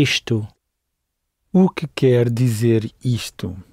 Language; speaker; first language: Portuguese; non-native, learner; English